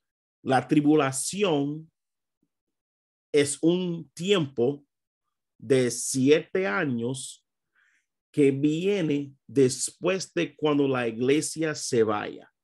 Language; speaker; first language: Spanish; non-native, fluent; English